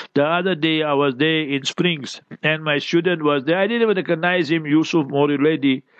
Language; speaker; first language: English; native; English